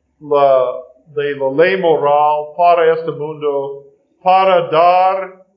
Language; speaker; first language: Spanish; non-native, learner; English